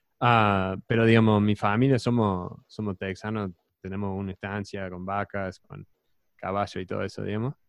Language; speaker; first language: Spanish; non-native, fluent; English